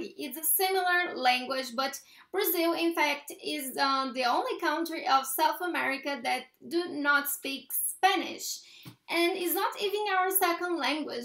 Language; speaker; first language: English; non-native, fluent; Portuguese